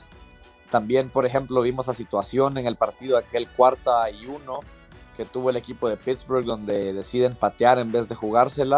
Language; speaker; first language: Spanish; native; Spanish